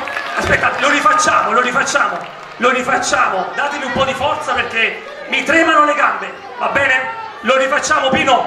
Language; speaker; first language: Italian; native; Italian